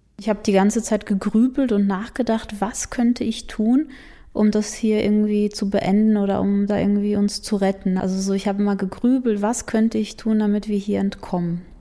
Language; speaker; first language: German; early bilingual, other home language; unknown